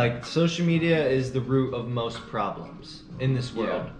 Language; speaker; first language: English; native; English